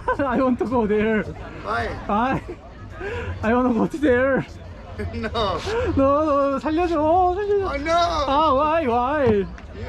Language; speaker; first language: English; non-native, learner; Korean